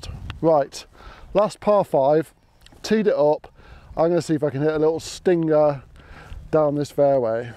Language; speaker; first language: English; native; English